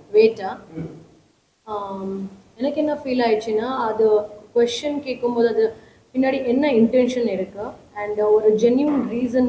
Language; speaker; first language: Tamil; non-native, learner; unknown